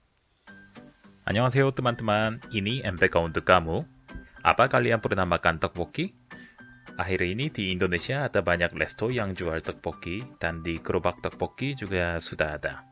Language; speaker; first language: Indonesian; non-native, fluent; Korean